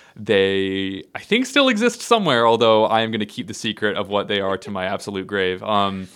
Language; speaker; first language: English; native; English